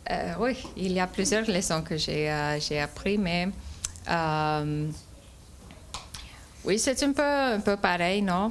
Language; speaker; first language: French; non-native, fluent; English